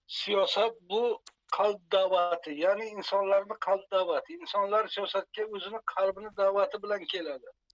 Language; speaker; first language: Uzbek; native; Uzbek